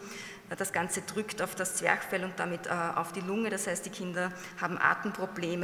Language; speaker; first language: German; native; German